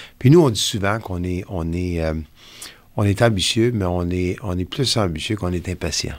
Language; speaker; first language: French; non-native, local second language; English